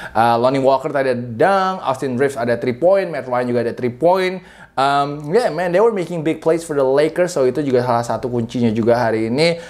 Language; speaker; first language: Indonesian; native; Indonesian